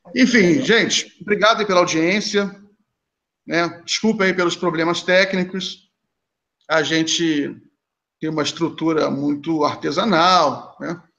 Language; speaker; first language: Portuguese; native; Portuguese